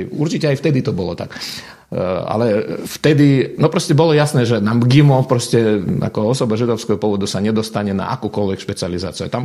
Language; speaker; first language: Slovak; non-native, fluent; Russian